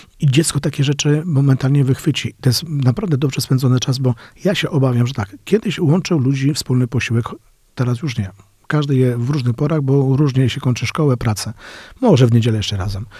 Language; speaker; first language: Polish; native; Polish